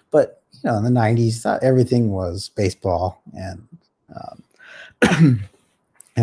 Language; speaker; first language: English; native; English